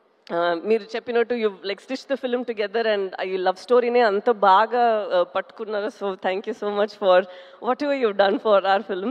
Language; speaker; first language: Telugu; non-native, local second language; Tamil